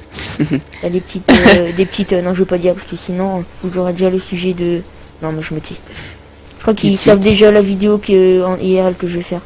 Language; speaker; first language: French; native; French